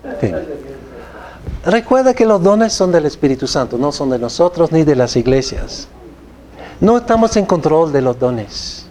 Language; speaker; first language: Spanish; non-native, fluent; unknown